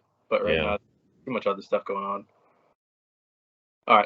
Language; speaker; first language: English; native; English